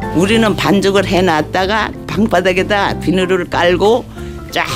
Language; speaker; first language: Korean; native; Korean